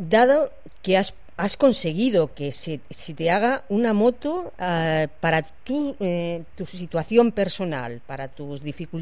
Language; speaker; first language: Spanish; native; Spanish